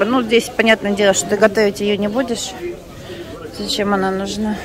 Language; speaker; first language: Russian; native; Russian